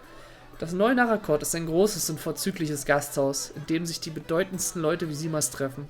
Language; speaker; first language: German; native; German